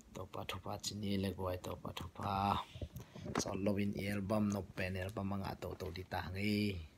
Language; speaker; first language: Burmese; non-native, local second language; Tedim Chin